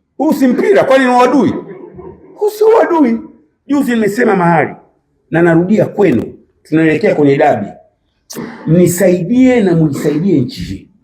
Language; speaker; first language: Swahili; native; Swahili